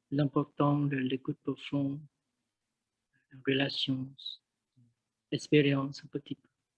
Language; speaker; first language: French; non-native, learner; Vietnamese